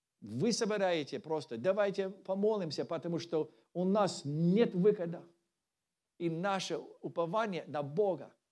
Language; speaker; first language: Russian; non-native, learner; English